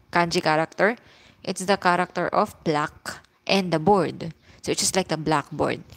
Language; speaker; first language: English; non-native, local second language; Filipino